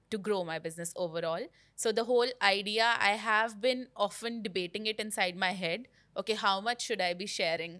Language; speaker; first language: English; non-native, local second language; Hindi